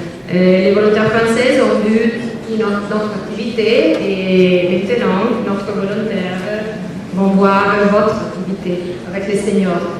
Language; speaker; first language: French; non-native, learner; Italian